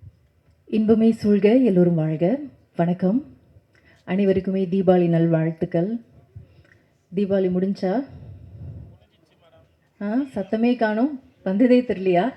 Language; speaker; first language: Tamil; native; Tamil